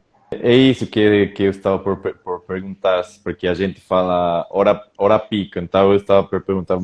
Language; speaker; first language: Portuguese; non-native, learner; Spanish